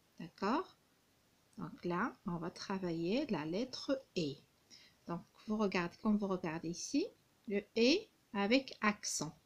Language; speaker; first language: French; non-native, local second language; Arabic